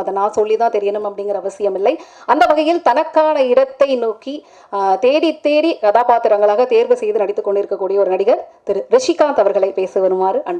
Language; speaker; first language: Tamil; native; Tamil